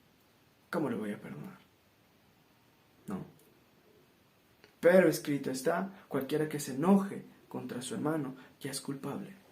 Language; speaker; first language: Spanish; native; Spanish